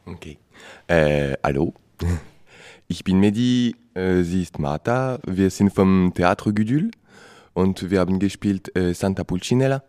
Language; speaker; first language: German; non-native, learner; French